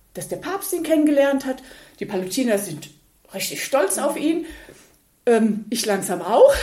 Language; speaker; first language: German; native; German